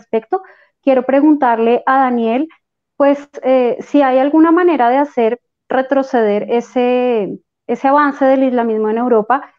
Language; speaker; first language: Spanish; native; Spanish